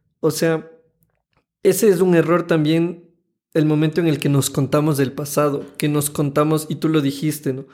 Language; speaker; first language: Spanish; native; Spanish